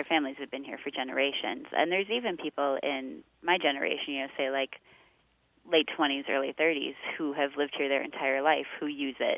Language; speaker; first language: English; native; English